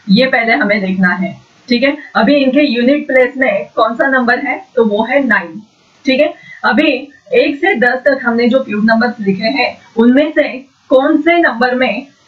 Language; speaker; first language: Hindi; non-native, local second language; Marathi